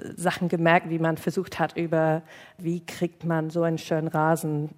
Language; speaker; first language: German; non-native, fluent; English